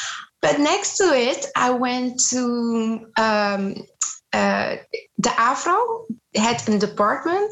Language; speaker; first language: English; non-native, fluent; Dutch